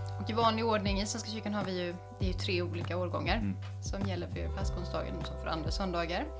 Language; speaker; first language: Swedish; native; Swedish